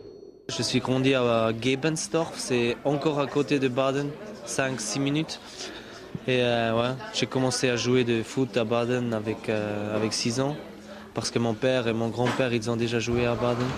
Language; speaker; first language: French; non-native, local second language; German